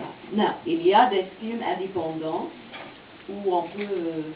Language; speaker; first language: French; non-native, fluent; English